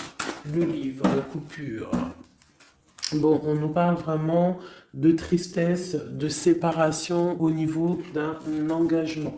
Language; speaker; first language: French; native; French